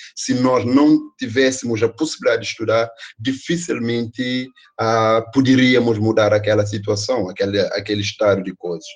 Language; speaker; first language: Portuguese; non-native, local second language; Kabuverdianu